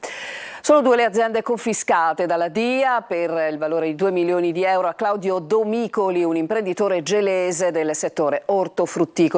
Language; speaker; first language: Italian; native; Italian